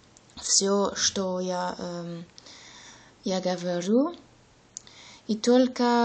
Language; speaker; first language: Russian; non-native, learner; German